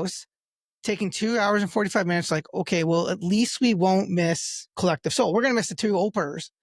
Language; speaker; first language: English; native; English